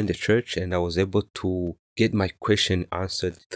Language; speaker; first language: English; non-native, local second language; Kinyarwanda